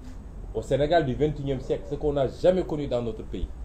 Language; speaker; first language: French; non-native, local second language; Wolof